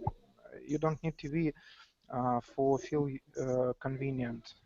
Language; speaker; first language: English; non-native, learner; Russian